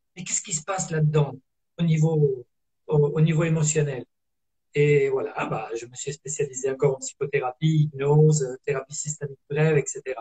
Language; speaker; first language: French; non-native, fluent; Italian